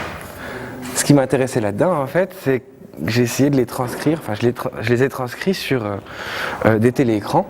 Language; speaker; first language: French; native; French